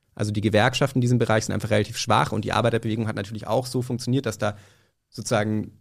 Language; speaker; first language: German; native; German